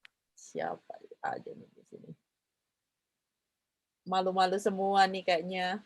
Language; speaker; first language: Indonesian; native; Indonesian